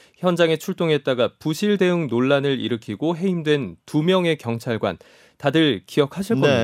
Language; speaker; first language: Korean; native; Korean